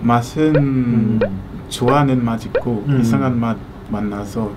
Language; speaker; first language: Korean; non-native, learner; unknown